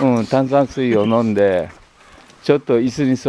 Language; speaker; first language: Japanese; native; Japanese